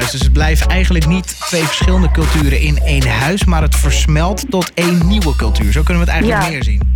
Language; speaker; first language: Dutch; native; Dutch